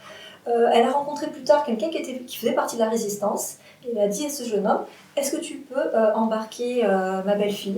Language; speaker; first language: French; native; French